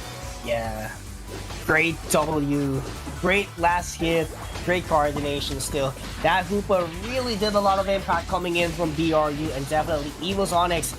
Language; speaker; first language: English; non-native, local second language; Filipino